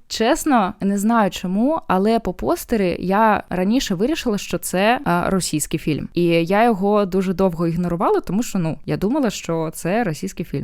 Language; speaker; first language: Ukrainian; non-native, local second language; Russian